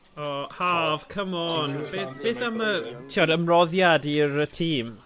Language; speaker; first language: Welsh; non-native, local second language; English